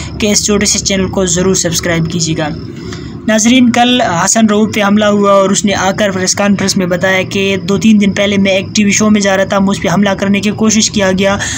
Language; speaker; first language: Urdu; non-native, local second language; Pashto